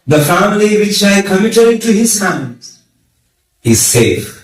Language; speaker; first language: English; non-native, local second language; Telugu